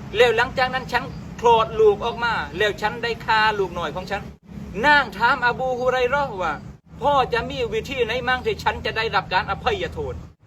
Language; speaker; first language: Thai; non-native, local second language; Malay